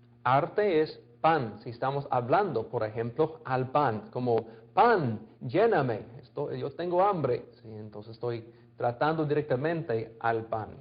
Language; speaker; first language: Spanish; non-native, fluent; English